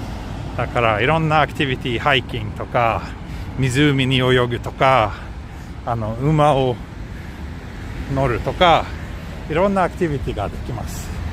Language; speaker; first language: Japanese; non-native, fluent; Swedish